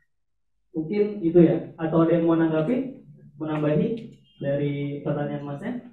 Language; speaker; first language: Indonesian; native; Indonesian